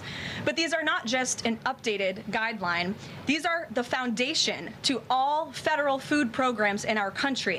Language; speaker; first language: English; native; English